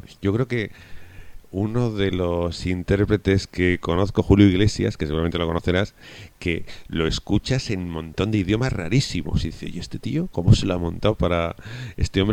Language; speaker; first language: Spanish; native; Spanish